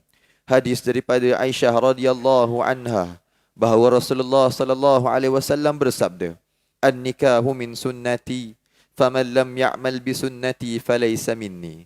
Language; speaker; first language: Malay; native; Malay